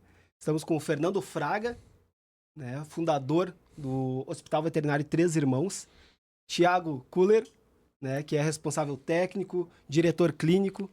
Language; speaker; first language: Portuguese; native; Portuguese